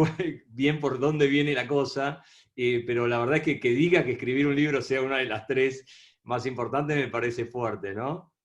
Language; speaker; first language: Spanish; native; Spanish